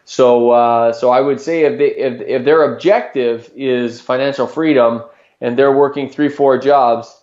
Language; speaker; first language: English; native; English